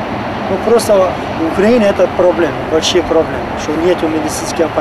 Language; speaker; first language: Ukrainian; non-native, learner; Turkish